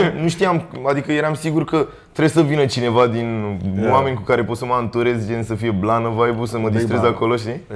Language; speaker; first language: Romanian; native; Romanian